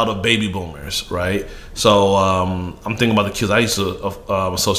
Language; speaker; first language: English; early bilingual, other home language; Yoruba